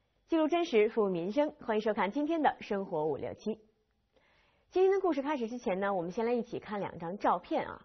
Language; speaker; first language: Chinese; native; Chinese